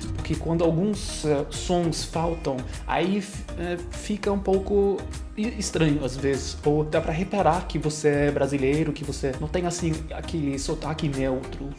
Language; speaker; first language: Portuguese; non-native, fluent; German